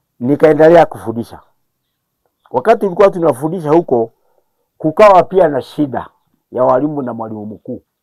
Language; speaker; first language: Swahili; non-native, local second language; Kikuyu